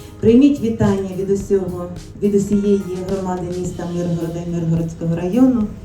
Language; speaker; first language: Ukrainian; native; Ukrainian